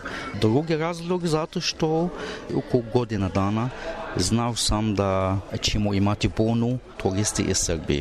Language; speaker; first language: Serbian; non-native, learner; Arabic